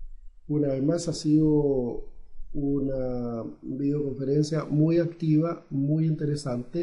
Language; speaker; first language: Spanish; native; Spanish